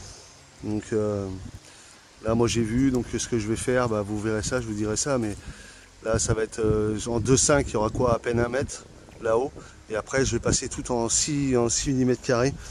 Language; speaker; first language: French; native; French